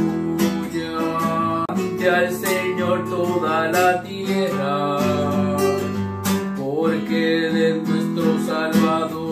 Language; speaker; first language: Spanish; native; Spanish